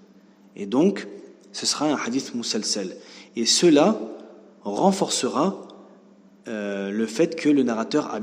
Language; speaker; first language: French; native; French